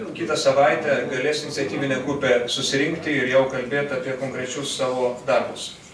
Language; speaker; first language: Lithuanian; non-native, local second language; Russian